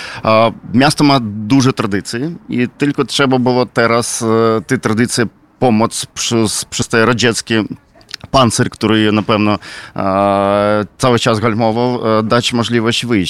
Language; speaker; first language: Polish; non-native, fluent; Ukrainian